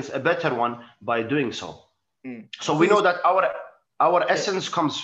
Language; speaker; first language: English; non-native, fluent; Arabic